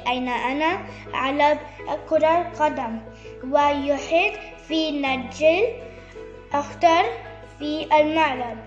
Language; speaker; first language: Arabic; non-native, learner; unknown